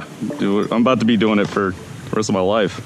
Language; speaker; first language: English; native; English